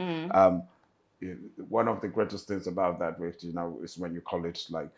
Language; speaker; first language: English; native; English